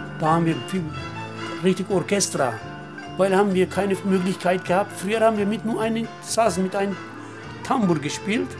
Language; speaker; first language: German; non-native, learner; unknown